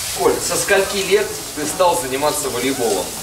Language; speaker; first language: Russian; native; Russian